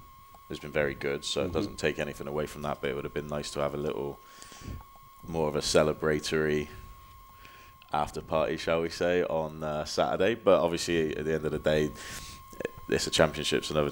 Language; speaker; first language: English; native; English